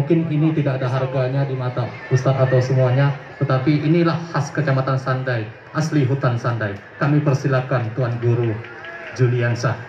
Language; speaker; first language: Indonesian; native; Indonesian